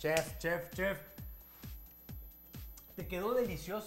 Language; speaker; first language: Spanish; native; Spanish